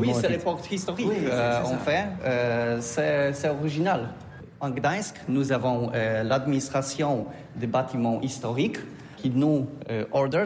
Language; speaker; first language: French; non-native, learner; Polish